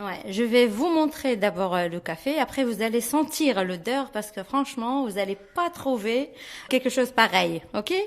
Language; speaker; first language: French; non-native, fluent; Arabic